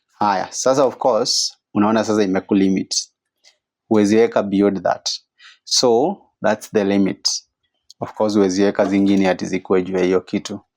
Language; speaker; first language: Swahili; native; Swahili